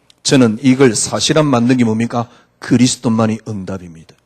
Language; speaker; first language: Korean; native; Korean